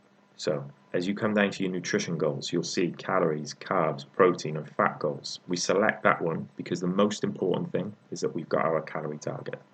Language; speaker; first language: English; native; English